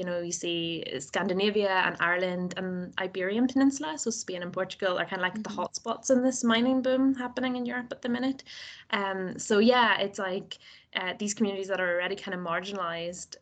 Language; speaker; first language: English; native; English